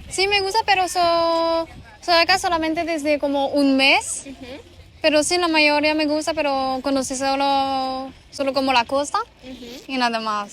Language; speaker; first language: Spanish; non-native, learner; French